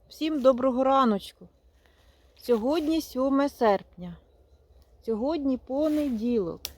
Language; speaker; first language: Ukrainian; non-native, local second language; Russian